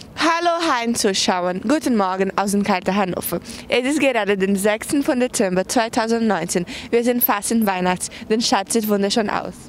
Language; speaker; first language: German; non-native, learner; Portuguese